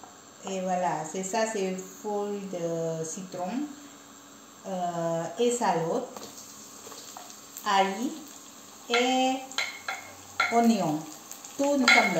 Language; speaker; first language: French; non-native, learner; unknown